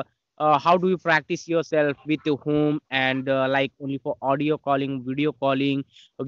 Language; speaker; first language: English; non-native, learner; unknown